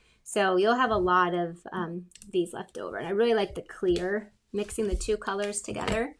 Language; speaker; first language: English; native; English